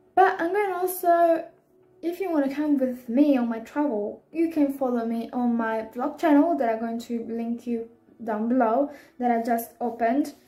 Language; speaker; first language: English; non-native, fluent; Italian